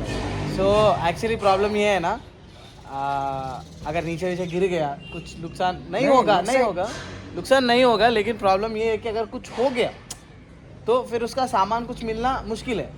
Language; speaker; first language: Hindi; non-native, local second language; Telugu